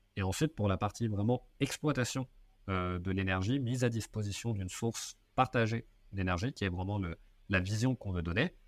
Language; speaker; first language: French; native; French